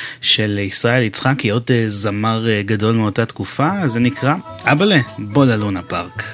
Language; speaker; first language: Hebrew; native; Hebrew